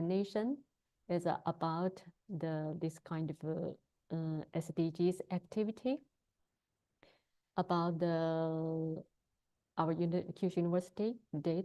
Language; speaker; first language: English; non-native, learner; Chinese